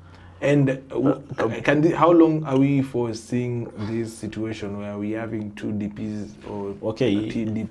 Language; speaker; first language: English; non-native, local second language; Swahili